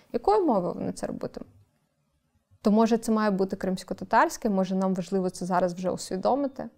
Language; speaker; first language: Ukrainian; non-native, local second language; Crimean Tatar